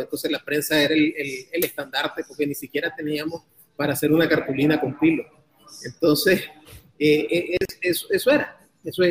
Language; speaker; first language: Spanish; native; Spanish